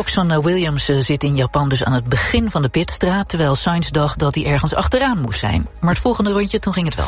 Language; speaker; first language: Dutch; native; Dutch